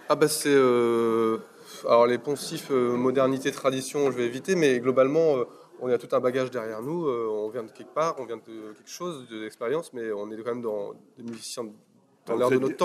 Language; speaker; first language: French; native; French